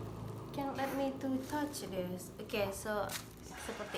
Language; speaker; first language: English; non-native, learner; Indonesian